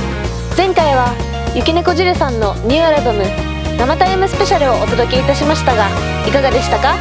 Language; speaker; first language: Japanese; native; Japanese